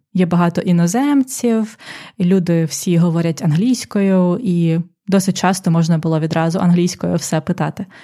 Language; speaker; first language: Ukrainian; native; Ukrainian